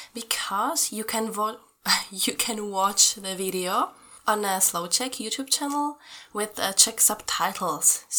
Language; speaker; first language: English; non-native, fluent; Czech